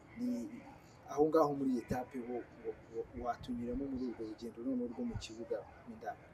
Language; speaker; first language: Kinyarwanda; native; Kinyarwanda